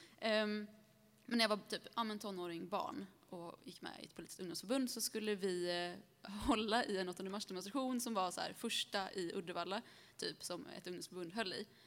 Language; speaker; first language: Swedish; early bilingual, other home language; Spanish